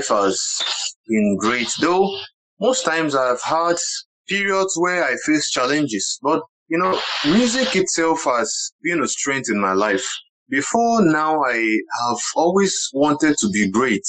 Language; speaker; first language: English; non-native, local second language; Igbo